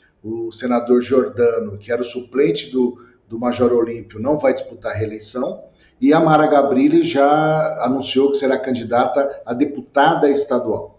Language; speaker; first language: Portuguese; native; Portuguese